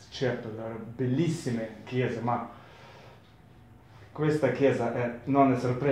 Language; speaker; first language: Italian; non-native, learner; Russian